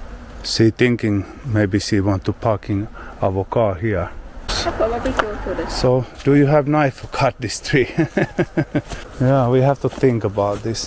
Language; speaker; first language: English; non-native, learner; Finnish